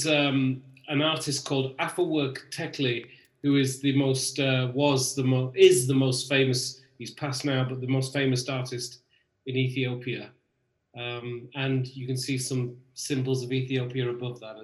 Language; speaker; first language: English; native; English